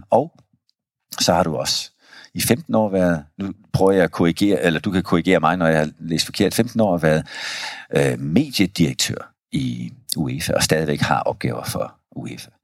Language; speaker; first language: Danish; native; Danish